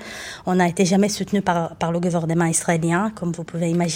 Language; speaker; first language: French; non-native, fluent; Hebrew